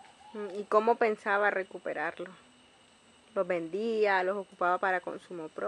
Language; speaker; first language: Spanish; native; Spanish